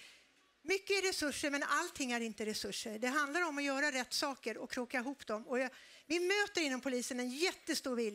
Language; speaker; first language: Swedish; native; Swedish